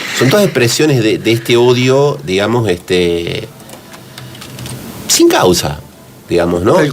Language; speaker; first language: Spanish; native; Spanish